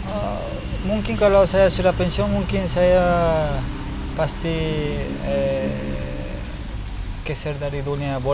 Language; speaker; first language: Indonesian; non-native, learner; Spanish